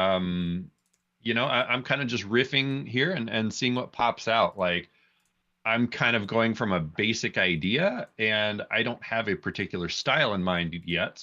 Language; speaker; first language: English; native; English